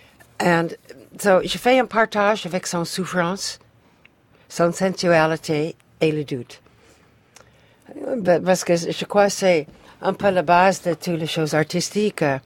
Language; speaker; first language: French; non-native, fluent; English